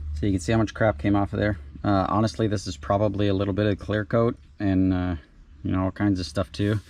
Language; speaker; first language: English; native; English